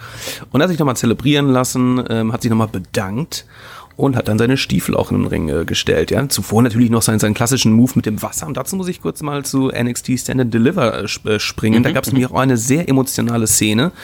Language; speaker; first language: German; native; German